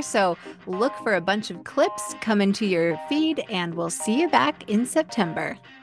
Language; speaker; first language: English; native; English